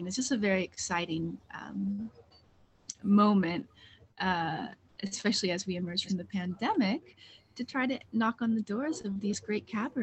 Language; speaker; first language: English; native; English